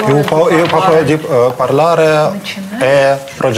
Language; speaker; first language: Italian; non-native, learner; Russian